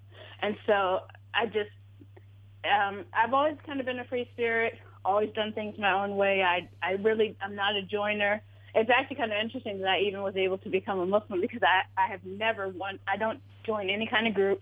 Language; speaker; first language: English; native; English